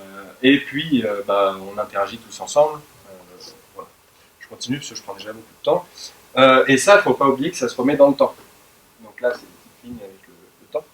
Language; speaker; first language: French; native; French